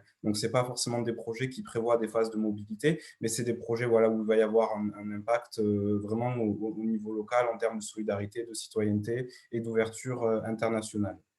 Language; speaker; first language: French; native; French